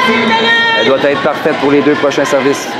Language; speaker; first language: French; native; French